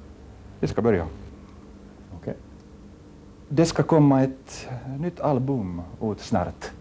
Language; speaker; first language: Swedish; non-native, local second language; Finnish